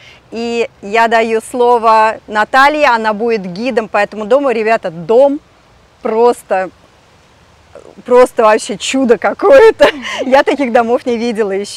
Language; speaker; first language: Russian; native; Russian